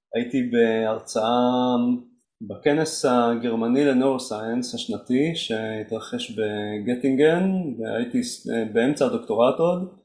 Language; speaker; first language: Hebrew; native; Hebrew